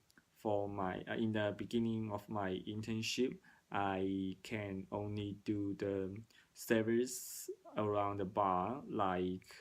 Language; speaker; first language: English; non-native, learner; Cantonese